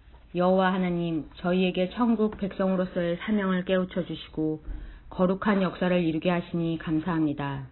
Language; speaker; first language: Korean; native; Korean